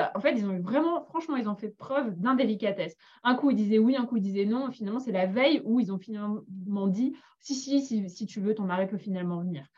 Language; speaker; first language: French; native; French